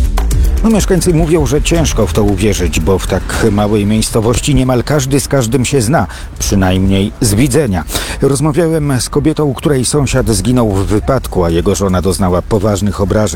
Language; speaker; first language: Polish; native; Polish